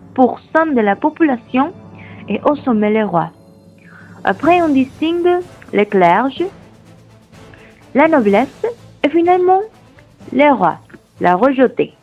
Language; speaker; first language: French; non-native, learner; Spanish